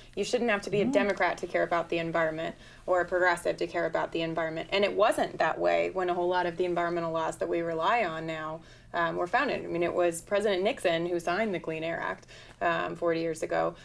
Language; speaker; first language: English; native; English